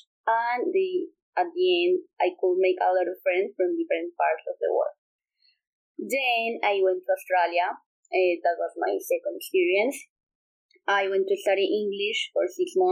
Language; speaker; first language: English; non-native, fluent; Spanish